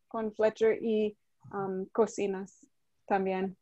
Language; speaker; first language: Spanish; non-native, learner; English